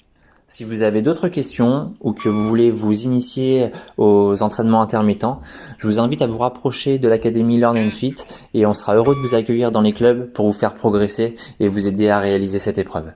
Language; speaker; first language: French; native; French